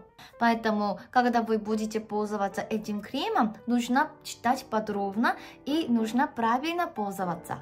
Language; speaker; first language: Russian; non-native, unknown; Korean